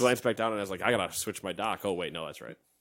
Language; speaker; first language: English; native; English